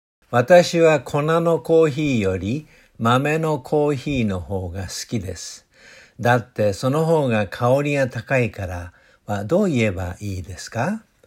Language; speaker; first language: Japanese; native; Japanese